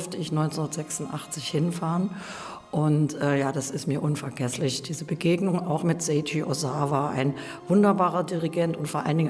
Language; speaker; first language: German; native; German